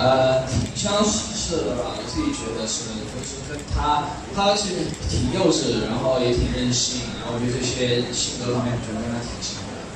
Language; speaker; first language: Chinese; native; Chinese